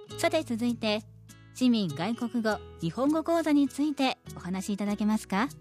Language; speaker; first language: Japanese; native; Japanese